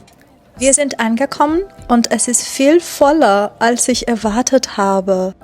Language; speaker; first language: German; non-native, fluent; Persian